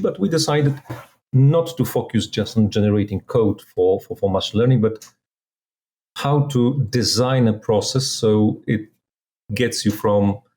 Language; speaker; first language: English; non-native, fluent; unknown